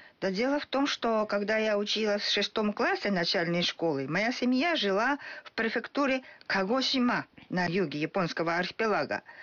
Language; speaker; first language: Russian; non-native, fluent; Japanese